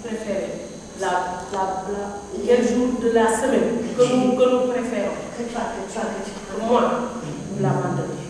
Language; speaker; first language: French; non-native, learner; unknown